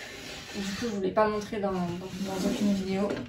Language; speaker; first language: French; native; French